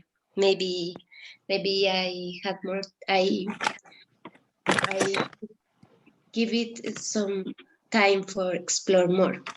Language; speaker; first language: English; non-native, learner; Spanish